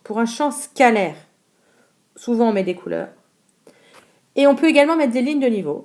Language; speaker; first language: French; native; French